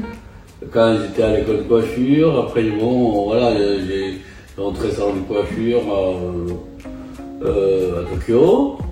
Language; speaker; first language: French; non-native, fluent; Japanese